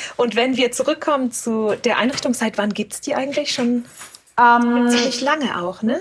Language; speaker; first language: German; native; German